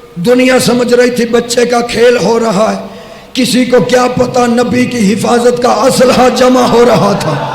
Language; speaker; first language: Urdu; native; Urdu